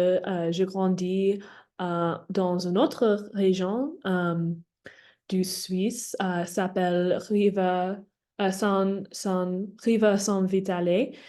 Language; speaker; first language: French; non-native, learner; English